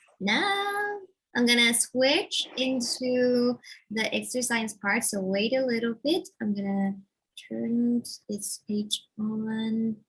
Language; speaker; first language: English; non-native, fluent; Thai